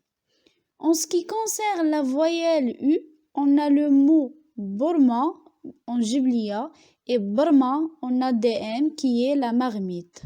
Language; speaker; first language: French; non-native, local second language; Arabic